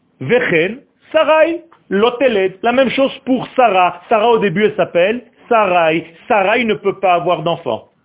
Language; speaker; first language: French; non-native, fluent; Hebrew